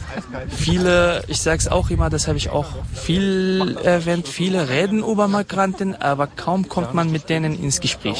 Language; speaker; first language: German; non-native, fluent; Kurdish